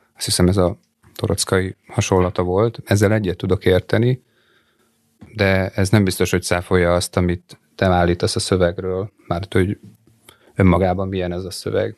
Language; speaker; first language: Hungarian; native; Hungarian